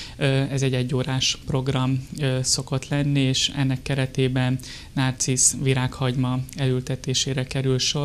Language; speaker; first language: Hungarian; native; Hungarian